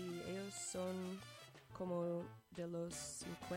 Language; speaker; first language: Spanish; non-native, learner; English